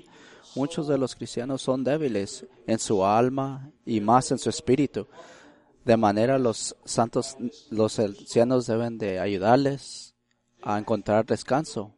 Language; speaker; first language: Spanish; early bilingual, heritage; Spanish